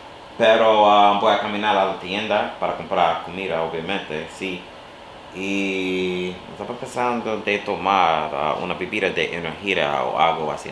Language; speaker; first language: Spanish; non-native, learner; English